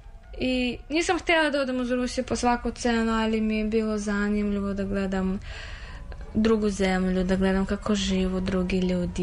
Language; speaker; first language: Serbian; non-native, fluent; Russian